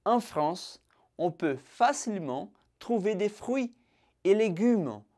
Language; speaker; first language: French; non-native, fluent; Portuguese